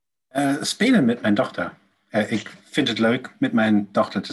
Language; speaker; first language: Dutch; non-native, learner; German